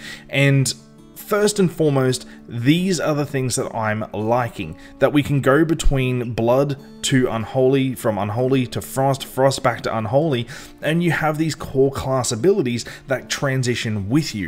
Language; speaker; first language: English; native; English